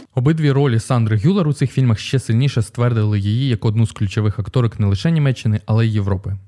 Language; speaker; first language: Ukrainian; native; Ukrainian